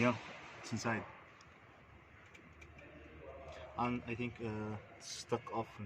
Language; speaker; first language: English; non-native, learner; Arabic